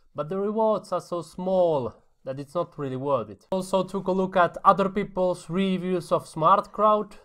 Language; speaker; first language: English; non-native, fluent; Finnish